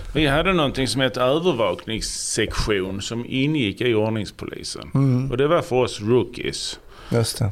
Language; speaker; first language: Swedish; native; Swedish